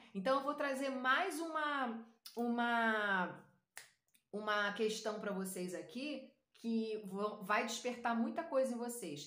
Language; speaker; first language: Portuguese; native; Portuguese